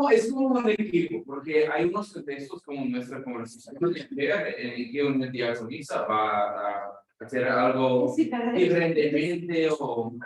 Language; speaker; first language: Spanish; non-native, fluent; English